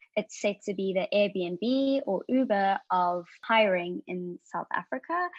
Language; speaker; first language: English; native; English